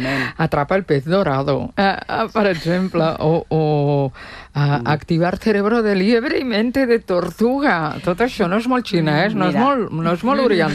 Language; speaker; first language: Catalan; native; Catalan